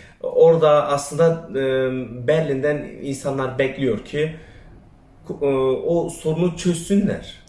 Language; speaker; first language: Turkish; early bilingual, other home language; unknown